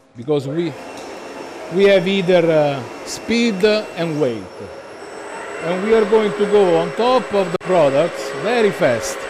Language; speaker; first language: English; non-native, fluent; Italian